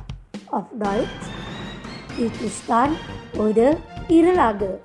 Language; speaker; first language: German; non-native, fluent; Indonesian